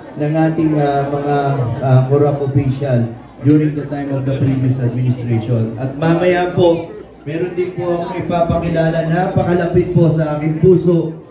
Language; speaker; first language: Filipino; native; Filipino